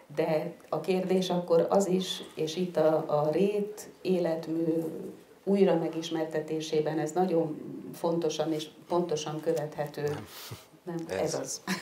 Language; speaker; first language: Hungarian; native; Hungarian